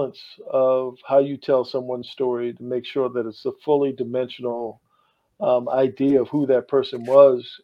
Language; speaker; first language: English; native; English